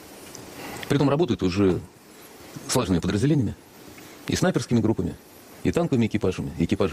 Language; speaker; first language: Russian; native; Russian